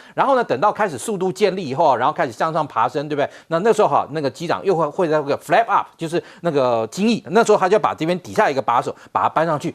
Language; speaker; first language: Chinese; native; Chinese